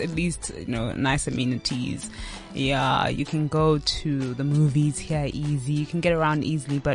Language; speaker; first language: English; non-native, local second language; Xhosa